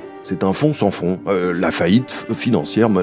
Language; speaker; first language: French; native; French